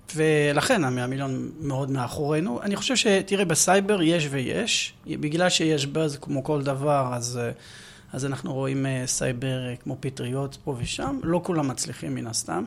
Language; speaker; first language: Hebrew; early bilingual, heritage; French